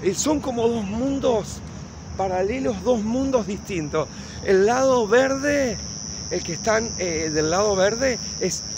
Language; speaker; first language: Spanish; native; Spanish